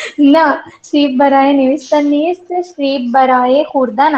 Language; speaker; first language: Persian; non-native, learner; Urdu